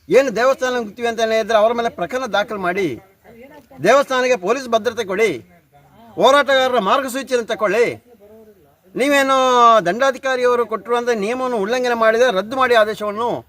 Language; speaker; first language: Kannada; native; Kannada